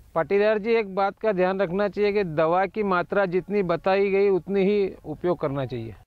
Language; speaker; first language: Hindi; native; Hindi